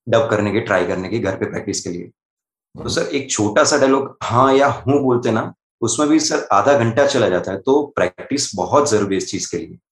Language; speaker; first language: Hindi; non-native, local second language; Gujarati